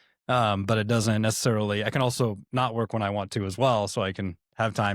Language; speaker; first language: English; native; English